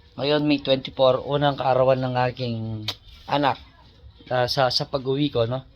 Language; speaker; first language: Filipino; non-native, local second language; Bikol